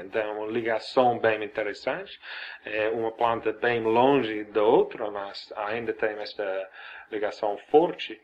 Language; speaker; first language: Portuguese; non-native, fluent; English